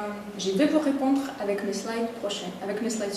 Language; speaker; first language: French; non-native, learner; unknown